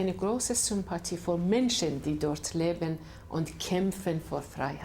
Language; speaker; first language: German; non-native, fluent; Persian